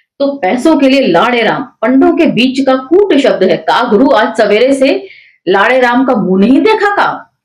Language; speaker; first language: Hindi; native; Hindi